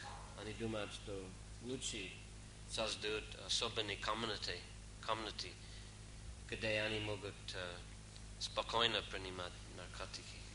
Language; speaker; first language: Russian; non-native, fluent; English